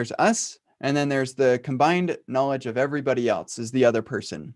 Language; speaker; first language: English; native; English